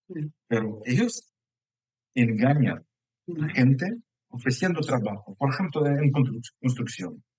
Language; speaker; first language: Spanish; non-native, fluent; Ukrainian